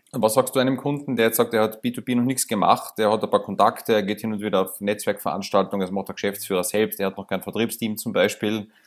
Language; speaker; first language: German; native; German